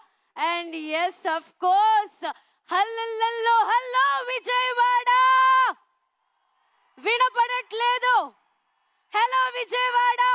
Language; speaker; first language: Telugu; native; Telugu